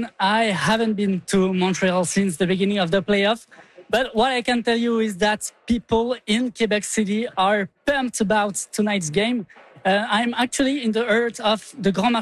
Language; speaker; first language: English; non-native, fluent; French